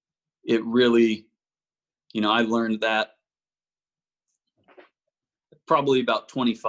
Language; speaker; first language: English; native; English